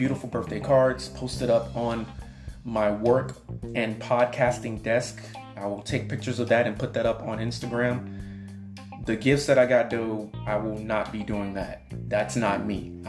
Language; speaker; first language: English; native; English